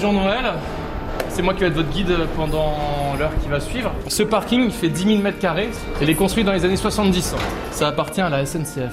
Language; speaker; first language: French; native; French